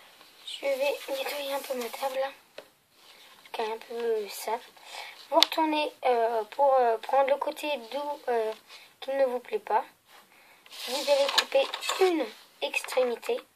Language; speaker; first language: French; native; French